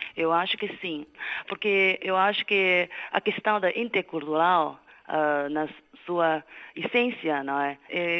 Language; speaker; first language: Portuguese; non-native, fluent; Chinese